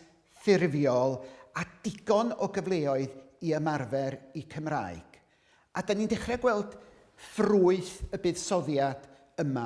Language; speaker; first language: Welsh; native; Welsh